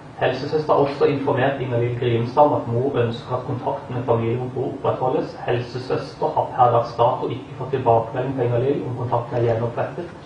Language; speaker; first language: Norwegian; native; Norwegian